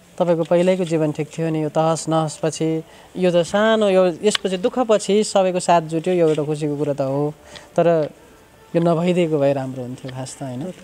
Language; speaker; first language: Nepali; native; Nepali